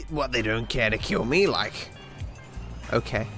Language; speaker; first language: English; native; English